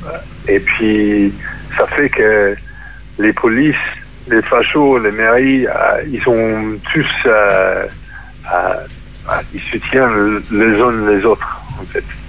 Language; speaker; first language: French; non-native, fluent; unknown